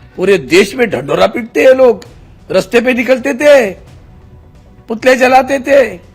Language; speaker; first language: Hindi; non-native, local second language; Marathi